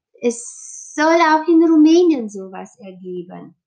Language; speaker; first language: German; non-native, learner; Romanian